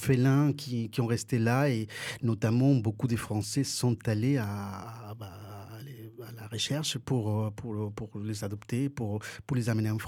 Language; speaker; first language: French; non-native, fluent; Spanish